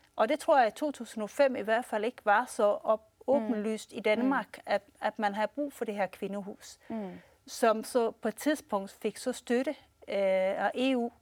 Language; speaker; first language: Danish; early bilingual, heritage; Swedish